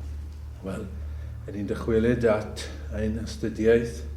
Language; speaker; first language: Welsh; native; Welsh